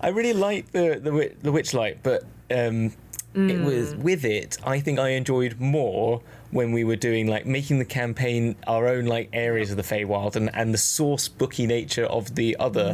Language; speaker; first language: English; native; English